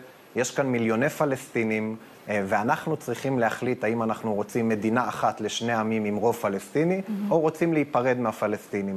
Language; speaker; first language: Hebrew; native; Hebrew